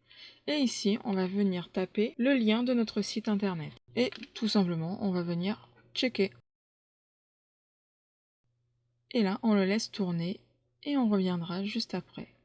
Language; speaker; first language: French; native; French